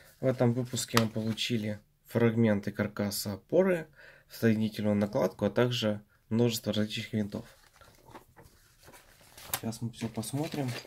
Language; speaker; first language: Russian; native; Russian